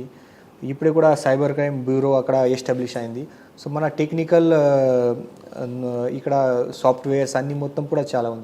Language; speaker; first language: Telugu; non-native, fluent; Marathi